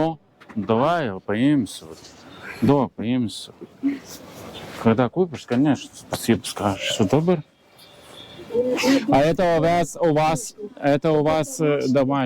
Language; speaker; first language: Russian; non-native, learner; Lithuanian